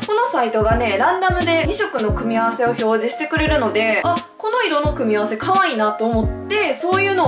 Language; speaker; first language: Japanese; native; Japanese